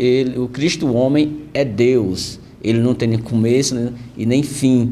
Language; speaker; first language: Portuguese; native; Portuguese